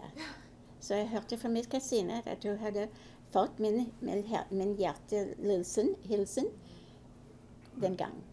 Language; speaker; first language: Norwegian; early bilingual, heritage; Norwegian